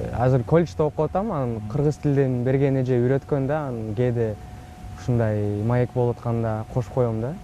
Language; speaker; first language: Kyrgyz; non-native, local second language; Russian